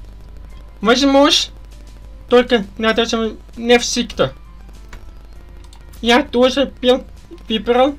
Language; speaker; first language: Russian; non-native, learner; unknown